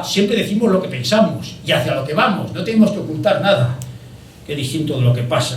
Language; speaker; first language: Spanish; native; Spanish